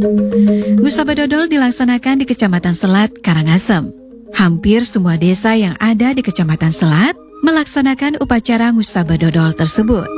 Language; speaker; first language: Indonesian; native; Indonesian